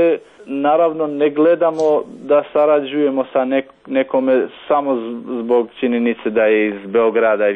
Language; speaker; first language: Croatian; non-native, local second language; Albanian